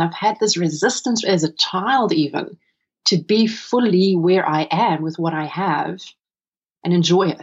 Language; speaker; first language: English; non-native, local second language; Afrikaans